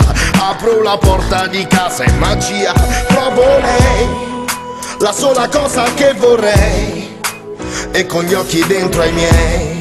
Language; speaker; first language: Italian; non-native, fluent; Russian